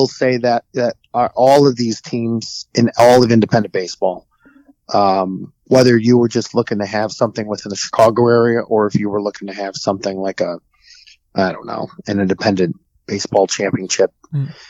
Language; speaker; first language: English; native; English